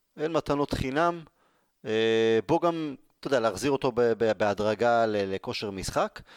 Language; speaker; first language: Hebrew; native; Hebrew